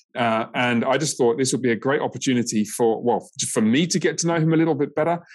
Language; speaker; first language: English; native; English